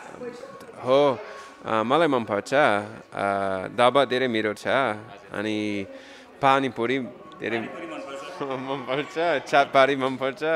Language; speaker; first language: Nepali; non-native, learner; English